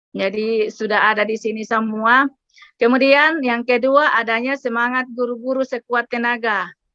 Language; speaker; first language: Indonesian; native; Indonesian